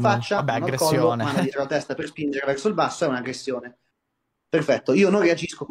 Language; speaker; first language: Italian; native; Italian